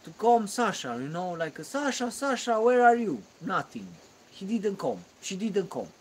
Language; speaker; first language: English; non-native, learner; Romanian